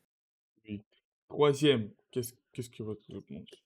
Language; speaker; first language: French; non-native, learner; Russian